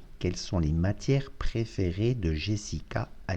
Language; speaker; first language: French; non-native, fluent; Russian